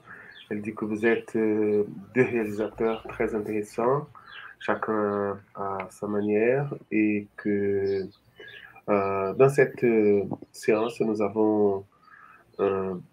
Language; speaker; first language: French; non-native, fluent; Portuguese